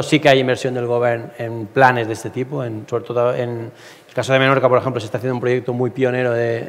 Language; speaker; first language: Spanish; non-native, local second language; Catalan